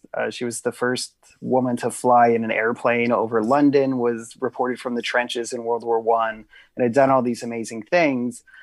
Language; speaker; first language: English; native; English